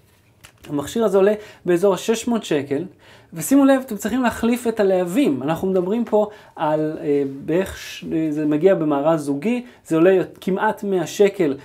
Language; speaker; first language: Hebrew; native; Hebrew